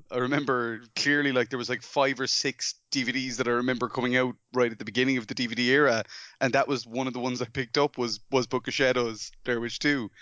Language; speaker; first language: English; native; English